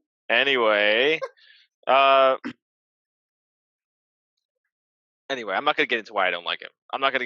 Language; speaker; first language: English; native; English